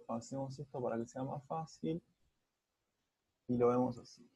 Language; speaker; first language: Spanish; native; Spanish